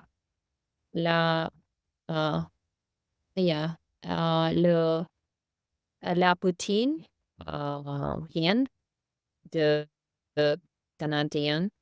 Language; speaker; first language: French; non-native, learner; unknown